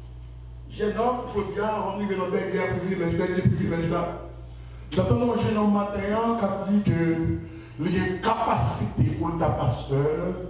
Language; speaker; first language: French; non-native, local second language; Haitian Creole